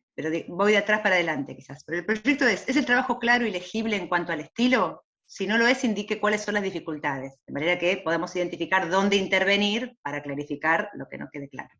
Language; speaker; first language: Spanish; native; Spanish